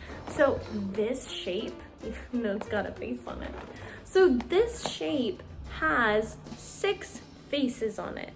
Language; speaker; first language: English; native; English